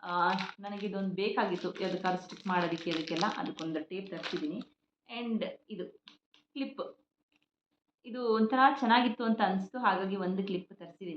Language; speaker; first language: Kannada; native; Kannada